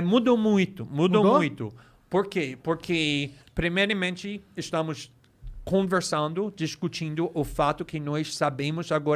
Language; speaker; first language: Portuguese; non-native, fluent; English